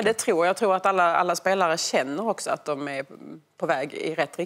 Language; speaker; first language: Swedish; native; Swedish